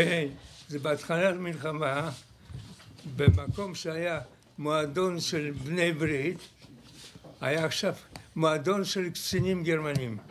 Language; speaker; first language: Hebrew; non-native, fluent; Polish